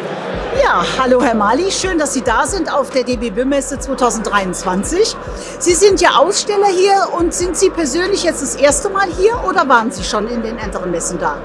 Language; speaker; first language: German; native; German